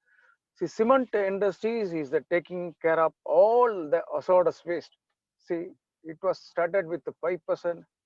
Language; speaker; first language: English; non-native, local second language; Tamil